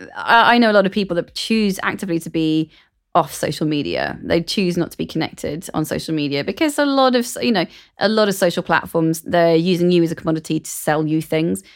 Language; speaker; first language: English; native; English